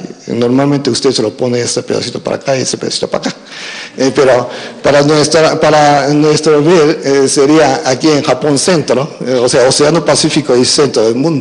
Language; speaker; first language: Spanish; non-native, fluent; Japanese